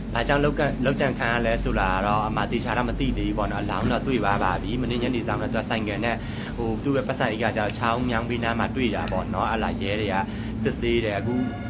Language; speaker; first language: Burmese; native; Burmese